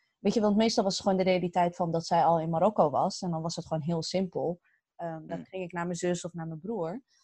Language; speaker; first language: Dutch; early bilingual, other home language; Arabic